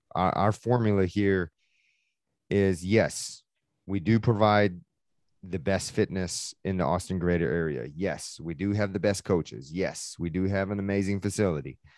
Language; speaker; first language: English; early bilingual, other home language; Persian